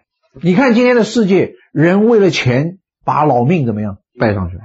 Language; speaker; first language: Chinese; native; Chinese